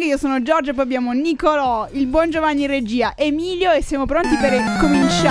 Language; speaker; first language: Italian; native; Italian